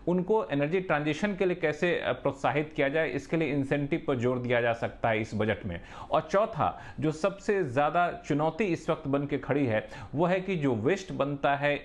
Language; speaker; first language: Hindi; native; Hindi